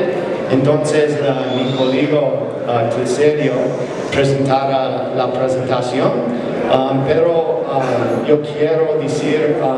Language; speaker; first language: Spanish; non-native, learner; English